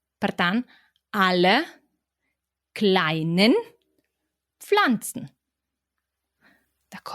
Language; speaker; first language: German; non-native, fluent; Catalan